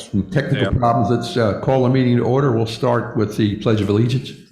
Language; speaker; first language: English; native; English